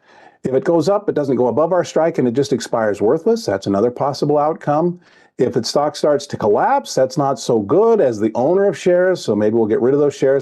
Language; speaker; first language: English; native; English